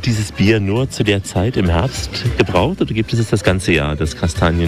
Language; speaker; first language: German; native; German